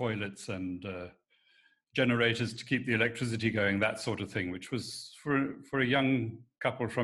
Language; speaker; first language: English; native; English